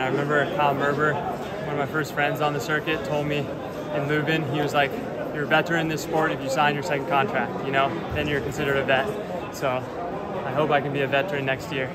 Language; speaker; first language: English; early bilingual, other home language; German